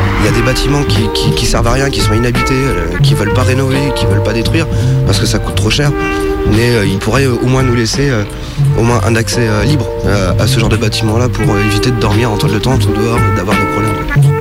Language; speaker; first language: French; native; French